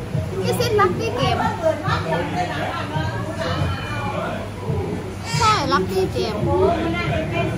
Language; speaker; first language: English; non-native, learner; Thai